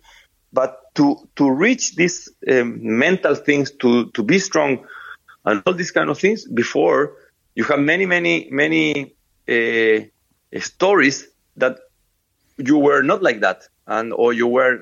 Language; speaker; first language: English; non-native, fluent; Spanish